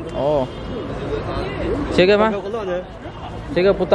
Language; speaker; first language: Chinese; non-native, learner; Indonesian